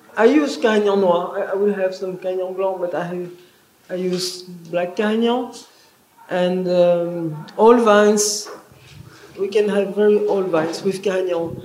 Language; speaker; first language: English; non-native, learner; French